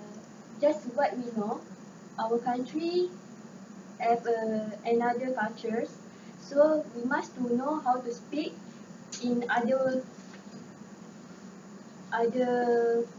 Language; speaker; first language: English; non-native, learner; Malay